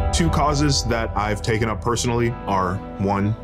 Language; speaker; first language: English; native; English